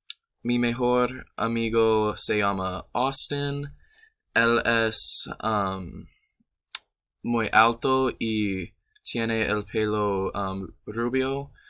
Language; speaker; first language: Spanish; non-native, learner; English